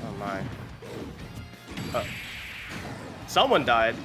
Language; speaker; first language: English; native; English